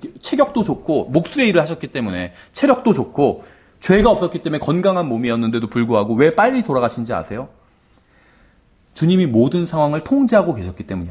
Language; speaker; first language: Korean; native; Korean